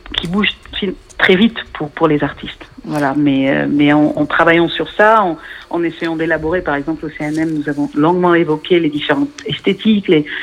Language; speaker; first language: French; non-native, local second language; Arabic